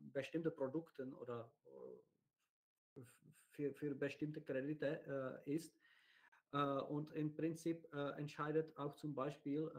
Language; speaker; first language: German; non-native, learner; Czech